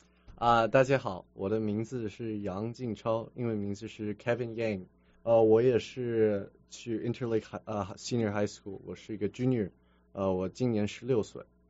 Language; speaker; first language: Chinese; early bilingual, heritage; Chinese